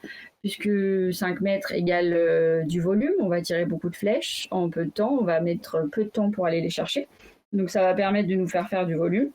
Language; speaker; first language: French; native; French